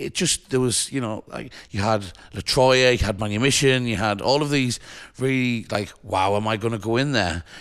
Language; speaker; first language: English; native; English